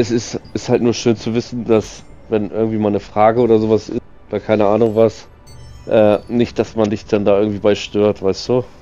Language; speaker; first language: German; native; German